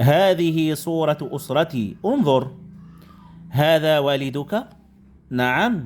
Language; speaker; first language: Arabic; non-native, fluent; Indonesian